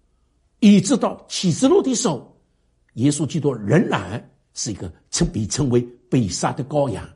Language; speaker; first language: Chinese; native; Chinese